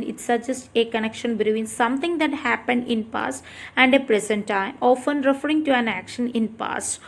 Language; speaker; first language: English; non-native, local second language; Malayalam